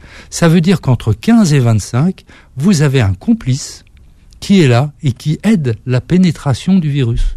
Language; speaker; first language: French; native; French